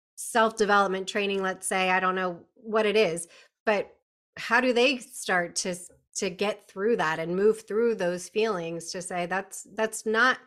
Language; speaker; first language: English; native; English